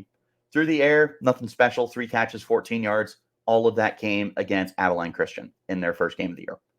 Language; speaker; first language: English; native; English